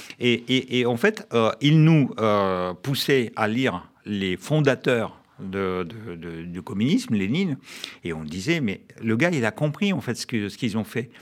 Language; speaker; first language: French; non-native, fluent; Russian